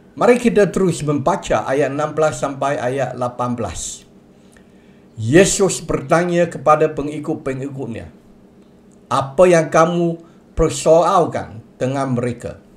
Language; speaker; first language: Malay; non-native, local second language; Chinese